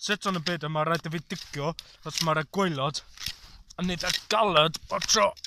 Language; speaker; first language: Welsh; non-native, learner; English